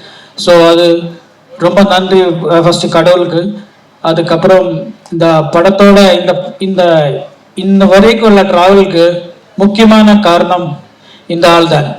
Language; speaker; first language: Tamil; non-native, learner; Malayalam